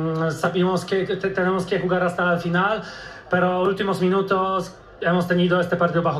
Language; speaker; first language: Spanish; non-native, learner; Polish